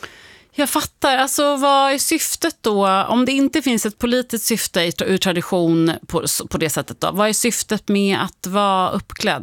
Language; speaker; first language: Swedish; native; Swedish